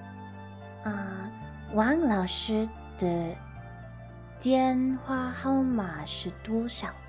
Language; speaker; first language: Chinese; non-native, learner; English